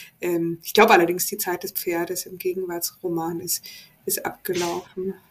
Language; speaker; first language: German; native; German